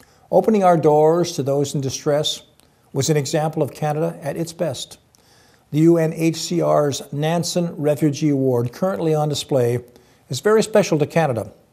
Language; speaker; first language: English; native; English